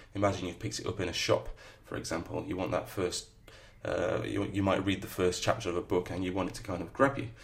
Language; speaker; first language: English; native; English